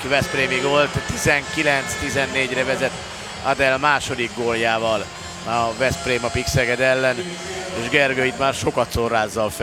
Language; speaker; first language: Hungarian; native; Hungarian